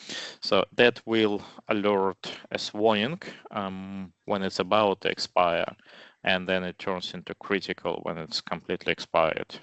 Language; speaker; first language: English; non-native, fluent; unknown